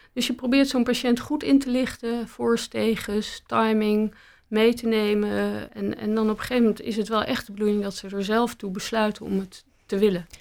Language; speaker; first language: Dutch; native; Dutch